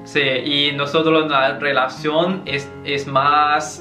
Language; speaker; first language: Spanish; non-native, learner; Chinese